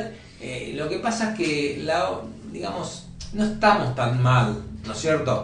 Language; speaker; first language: Spanish; native; Spanish